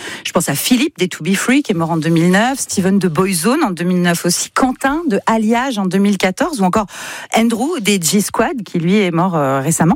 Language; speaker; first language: French; native; French